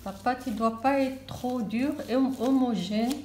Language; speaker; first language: French; non-native, local second language; Arabic